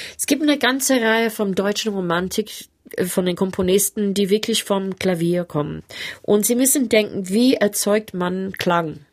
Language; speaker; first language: German; non-native, fluent; English